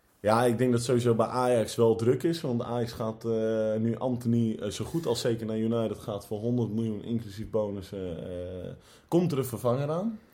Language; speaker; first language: Dutch; native; Dutch